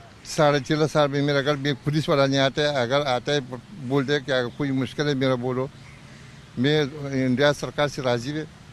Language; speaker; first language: Hindi; non-native, learner; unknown